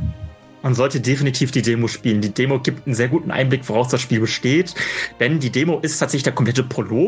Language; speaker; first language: German; native; German